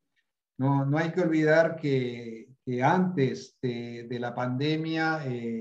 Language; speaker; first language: Spanish; native; Spanish